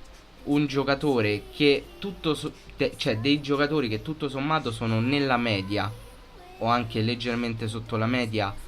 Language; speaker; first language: Italian; native; Italian